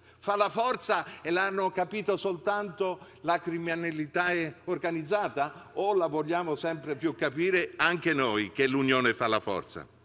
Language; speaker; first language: Italian; native; Italian